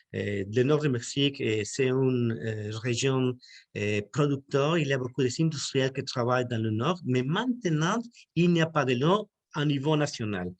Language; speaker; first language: French; non-native, learner; Spanish